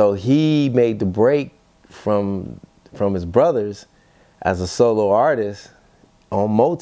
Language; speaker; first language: English; native; English